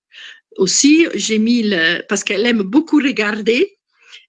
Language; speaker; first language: French; non-native, fluent; Italian